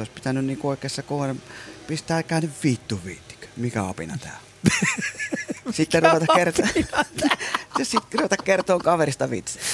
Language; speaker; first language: Finnish; native; Finnish